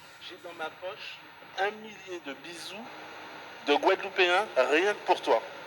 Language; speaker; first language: French; native; French